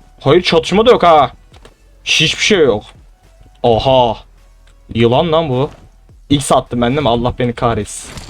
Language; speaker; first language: Turkish; native; Turkish